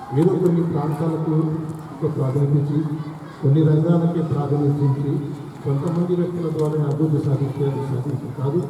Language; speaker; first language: Telugu; non-native, local second language; Urdu